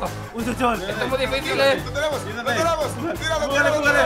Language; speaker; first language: Spanish; native; Spanish